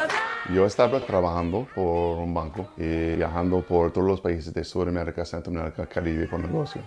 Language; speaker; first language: Spanish; non-native, learner; English